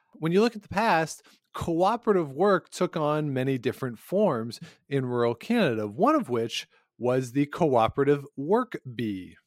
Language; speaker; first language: English; native; English